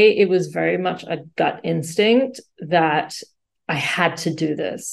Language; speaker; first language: English; native; English